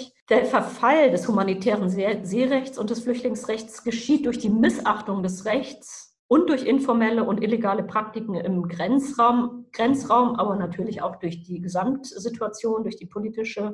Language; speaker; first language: German; native; German